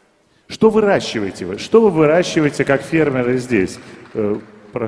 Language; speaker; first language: Russian; native; Russian